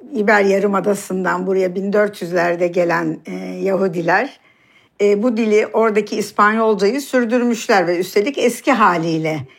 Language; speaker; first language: Turkish; native; Turkish